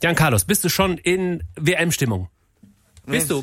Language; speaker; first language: German; native; German